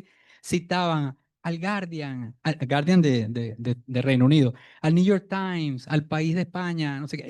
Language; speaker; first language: Spanish; native; Spanish